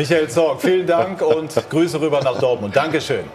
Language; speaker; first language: German; native; German